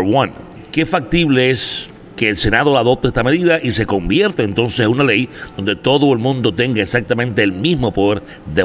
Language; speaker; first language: Spanish; native; Spanish